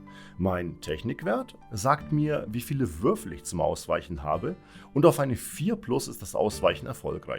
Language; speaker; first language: German; native; German